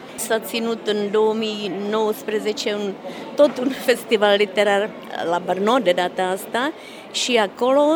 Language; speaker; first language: Romanian; non-native, fluent; Czech